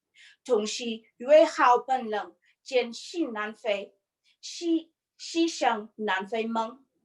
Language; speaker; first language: Chinese; non-native, learner; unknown